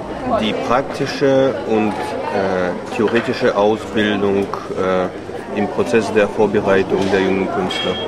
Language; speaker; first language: German; non-native, fluent; Russian